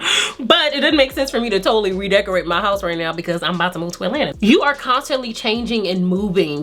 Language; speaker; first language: English; native; English